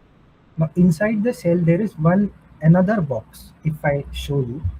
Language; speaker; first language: English; non-native, local second language; Hindi